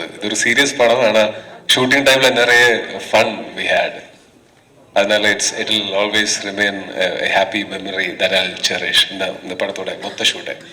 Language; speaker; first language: Tamil; non-native, learner; Malayalam